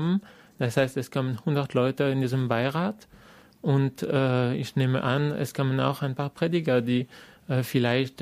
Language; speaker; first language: German; non-native, fluent; French